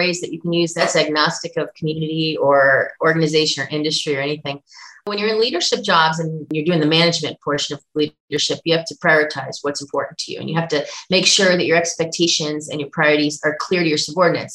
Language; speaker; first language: English; native; English